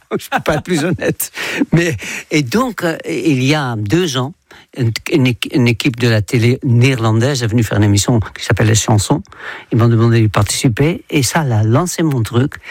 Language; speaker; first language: French; non-native, fluent; Dutch